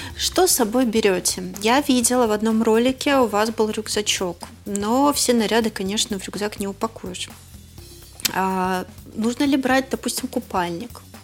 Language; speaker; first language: Russian; native; Russian